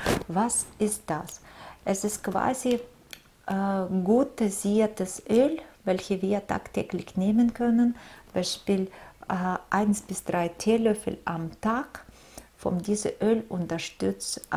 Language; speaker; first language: German; non-native, fluent; Russian